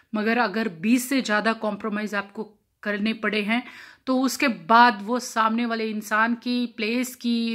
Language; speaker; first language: Hindi; non-native, local second language; Punjabi